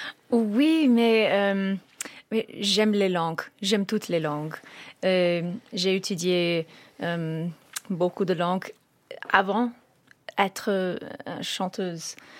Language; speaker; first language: French; non-native, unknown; English